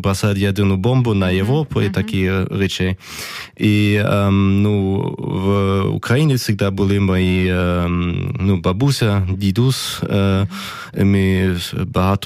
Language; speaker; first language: Ukrainian; non-native, fluent; German